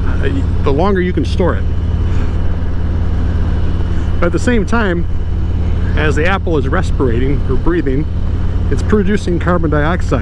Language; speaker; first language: English; native; English